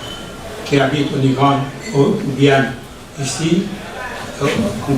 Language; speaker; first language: French; non-native, learner; Persian